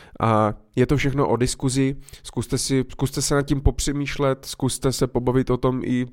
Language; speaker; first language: Czech; native; Czech